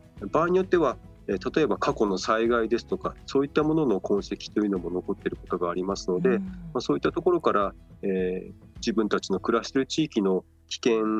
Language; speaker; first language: Japanese; native; Japanese